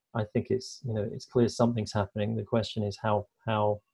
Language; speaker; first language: English; native; English